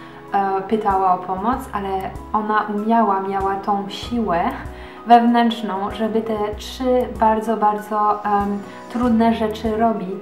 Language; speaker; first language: Polish; early bilingual, heritage; Polish